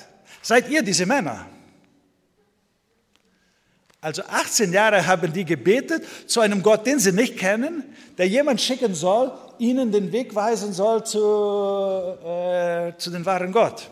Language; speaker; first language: German; non-native, fluent; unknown